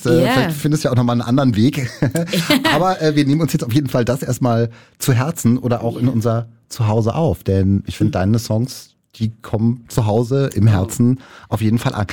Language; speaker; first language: German; native; German